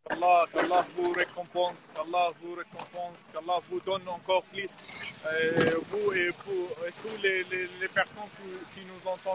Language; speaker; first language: French; non-native, fluent; Arabic